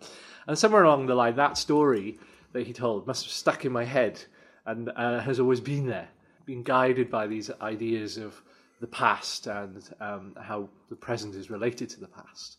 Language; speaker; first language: English; native; English